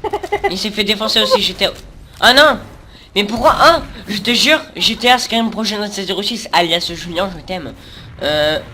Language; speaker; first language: French; native; French